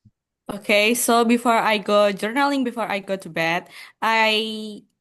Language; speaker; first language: English; non-native, learner; Indonesian